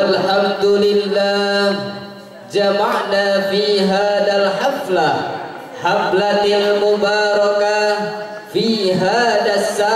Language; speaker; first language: Arabic; non-native, learner; Indonesian